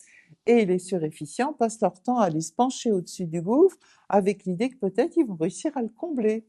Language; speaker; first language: French; native; French